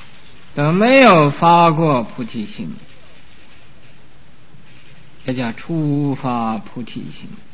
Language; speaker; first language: Chinese; native; Chinese